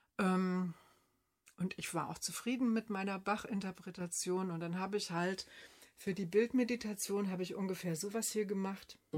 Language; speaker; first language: German; native; German